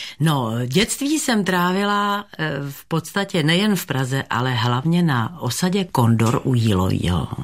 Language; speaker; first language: Czech; native; Czech